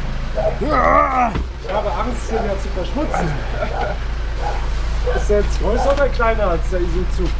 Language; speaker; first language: German; native; German